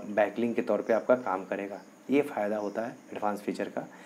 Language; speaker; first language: Hindi; native; Hindi